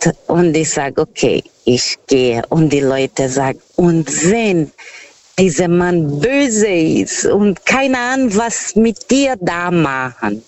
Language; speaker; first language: German; non-native, learner; Portuguese